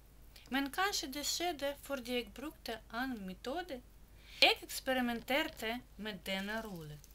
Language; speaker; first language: Norwegian; non-native, learner; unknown